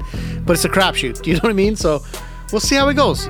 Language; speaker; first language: Punjabi; early bilingual, heritage; Punjabi